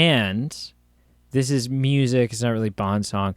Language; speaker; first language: English; native; English